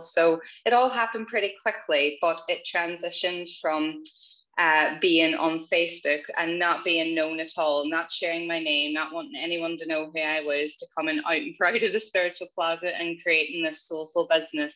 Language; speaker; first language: English; native; English